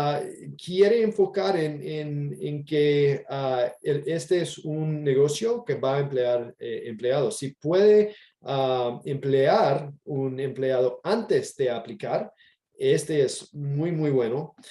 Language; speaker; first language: Spanish; non-native, fluent; English